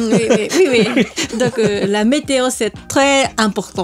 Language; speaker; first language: French; non-native, learner; Japanese